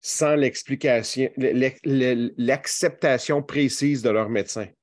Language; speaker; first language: French; native; French